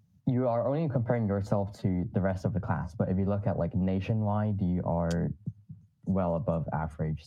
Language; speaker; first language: English; non-native, local second language; Cantonese